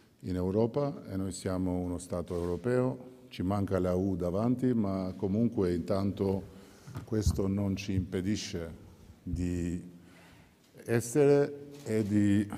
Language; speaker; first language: Italian; non-native, fluent; Albanian